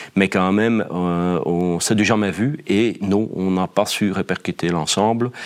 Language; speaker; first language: French; non-native, fluent; Dutch